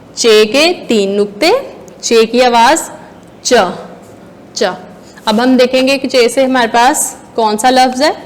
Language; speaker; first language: Hindi; non-native, local second language; Punjabi